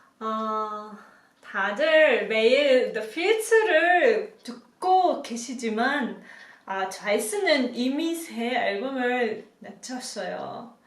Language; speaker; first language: Korean; non-native, learner; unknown